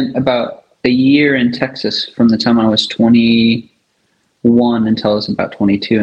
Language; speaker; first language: English; native; English